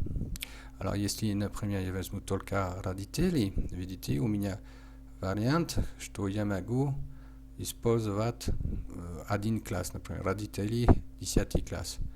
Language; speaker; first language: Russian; non-native, learner; French